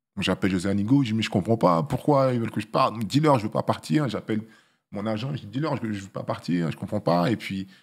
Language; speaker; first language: French; early bilingual, other home language; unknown